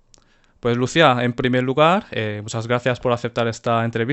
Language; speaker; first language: Spanish; non-native, fluent; Korean